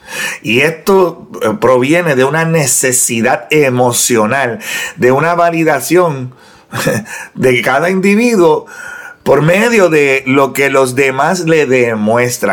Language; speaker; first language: Spanish; native; Spanish